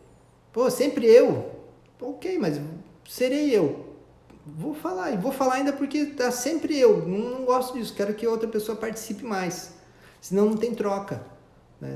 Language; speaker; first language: Portuguese; native; Portuguese